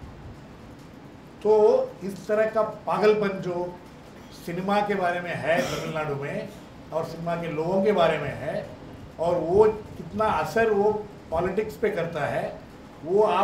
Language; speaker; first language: Hindi; non-native, local second language; Kannada